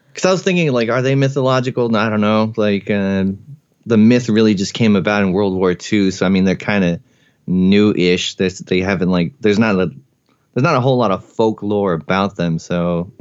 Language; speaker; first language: English; early bilingual, other home language; Spanish